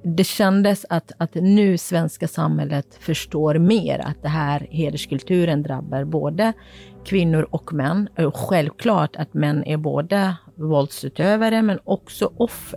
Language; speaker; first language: Swedish; non-native, fluent; Kurdish